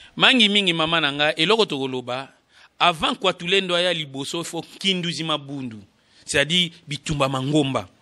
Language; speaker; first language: Lingala; non-native, local second language; Kongo